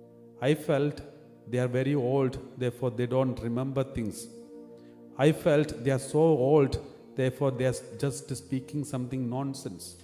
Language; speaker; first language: English; non-native, local second language; Malayalam